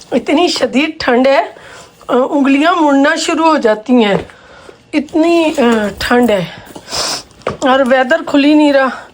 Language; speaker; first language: Urdu; native; Urdu